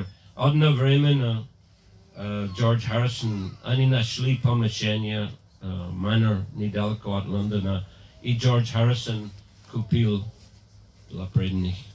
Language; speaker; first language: Russian; non-native, fluent; English